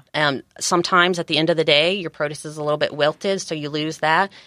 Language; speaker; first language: English; native; English